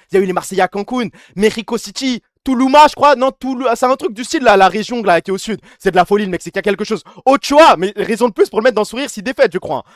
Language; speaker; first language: French; early bilingual, other home language; Arabic